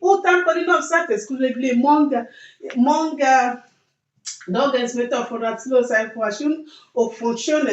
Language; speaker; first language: Swedish; non-native, learner; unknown